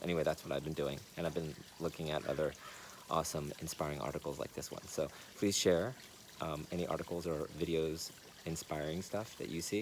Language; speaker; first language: English; native; English